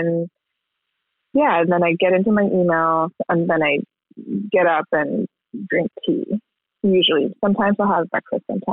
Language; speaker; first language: English; non-native, local second language; Filipino